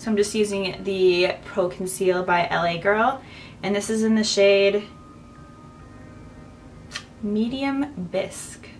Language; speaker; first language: English; native; English